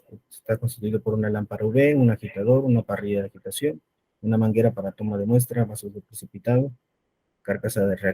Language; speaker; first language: Spanish; native; Spanish